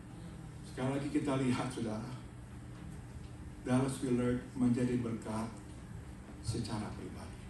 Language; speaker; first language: Indonesian; native; Indonesian